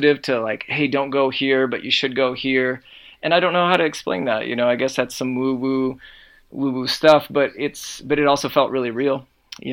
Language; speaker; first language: English; native; English